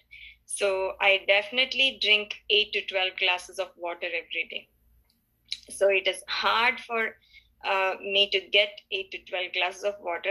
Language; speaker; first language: English; non-native, local second language; Tamil